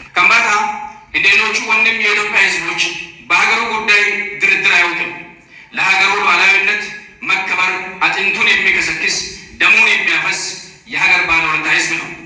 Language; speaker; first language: Amharic; non-native, local second language; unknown